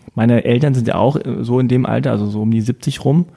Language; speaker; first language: German; early bilingual, other home language; Persian